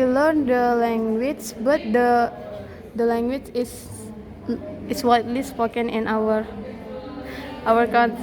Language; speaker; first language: English; non-native, learner; Indonesian